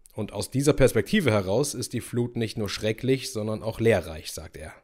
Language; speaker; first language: German; native; German